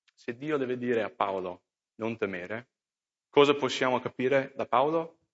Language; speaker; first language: Italian; non-native, fluent; English